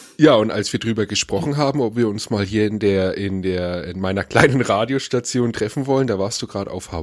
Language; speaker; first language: German; native; German